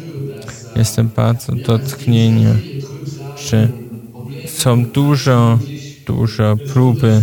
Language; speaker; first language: Polish; non-native, fluent; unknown